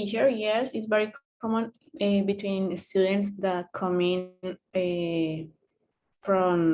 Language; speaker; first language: English; non-native, learner; Spanish